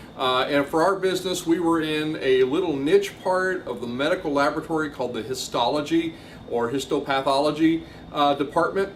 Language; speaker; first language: English; native; English